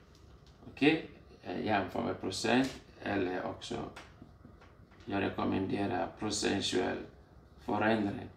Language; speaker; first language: Swedish; non-native, fluent; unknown